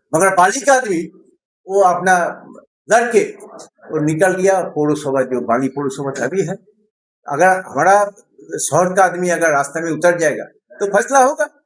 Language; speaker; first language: Hindi; non-native, local second language; Bangla